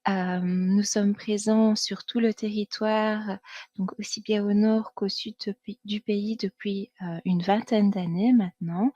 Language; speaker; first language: French; native; French